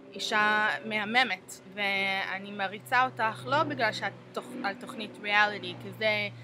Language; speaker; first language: Hebrew; early bilingual, heritage; Hebrew